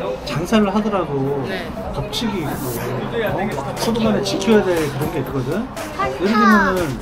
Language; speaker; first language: Korean; native; Korean